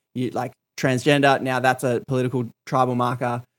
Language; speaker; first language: English; native; English